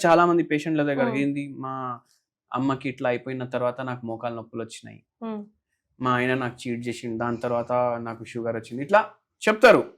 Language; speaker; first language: Telugu; native; Telugu